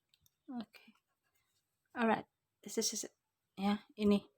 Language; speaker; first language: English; non-native, fluent; Indonesian